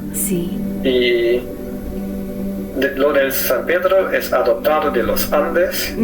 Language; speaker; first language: Spanish; non-native, fluent; German